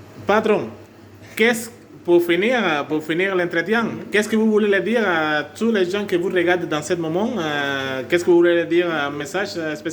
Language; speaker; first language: French; non-native, fluent; Spanish